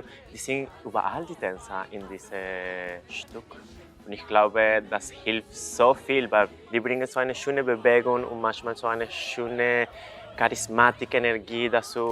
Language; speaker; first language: German; non-native, fluent; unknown